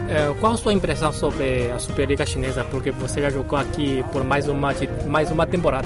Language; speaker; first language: Portuguese; non-native, fluent; Chinese